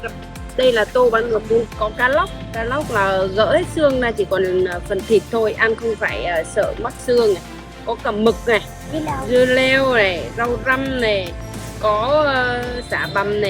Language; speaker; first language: Vietnamese; native; Vietnamese